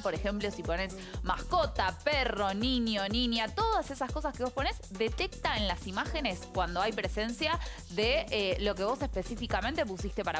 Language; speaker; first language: Spanish; native; Spanish